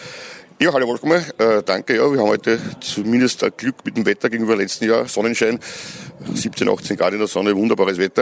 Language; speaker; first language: German; native; German